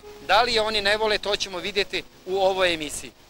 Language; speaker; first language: Bosnian; native; Bosnian